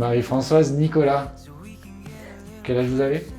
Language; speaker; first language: French; native; French